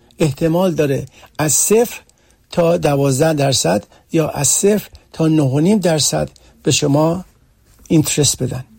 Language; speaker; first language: Persian; early bilingual, heritage; Persian